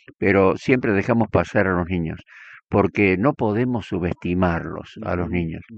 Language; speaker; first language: Spanish; native; Spanish